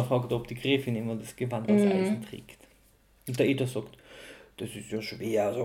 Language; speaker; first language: German; native; German